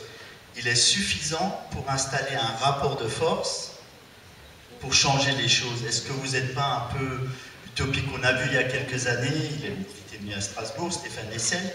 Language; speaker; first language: French; native; French